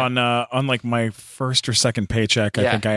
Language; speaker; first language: English; native; English